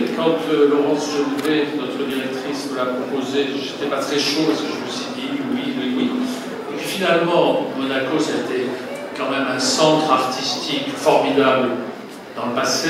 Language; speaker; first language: French; native; French